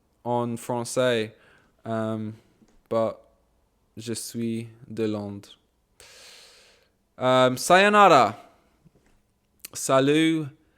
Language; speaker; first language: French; non-native, learner; English